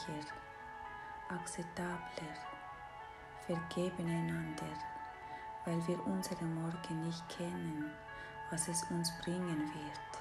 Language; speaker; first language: German; non-native, fluent; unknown